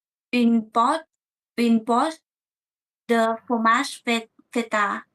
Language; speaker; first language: French; non-native, learner; Vietnamese